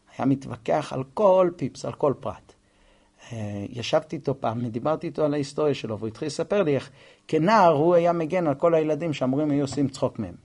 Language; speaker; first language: Hebrew; non-native, fluent; English